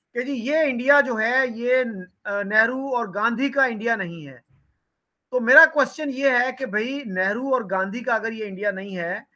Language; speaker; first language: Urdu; non-native, local second language; Punjabi